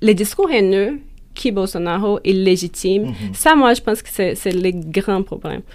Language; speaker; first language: French; non-native, fluent; Portuguese